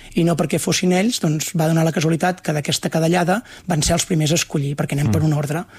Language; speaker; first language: Catalan; native; Catalan